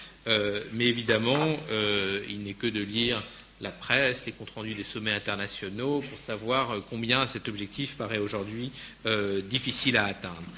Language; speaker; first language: French; native; French